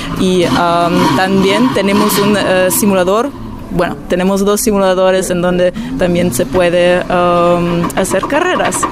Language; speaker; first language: Spanish; non-native, fluent; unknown